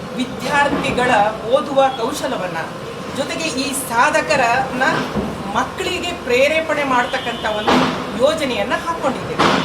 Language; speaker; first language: Kannada; native; Kannada